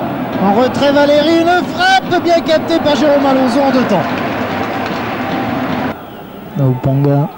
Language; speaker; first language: French; native; French